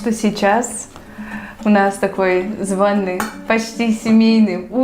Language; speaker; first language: Russian; native; Russian